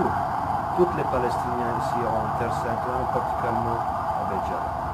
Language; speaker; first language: French; non-native, local second language; Arabic